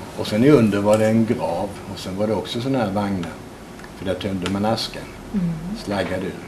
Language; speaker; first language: Swedish; native; Swedish